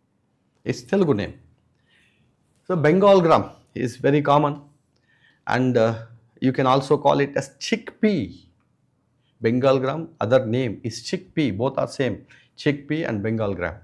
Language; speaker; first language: English; non-native, local second language; Telugu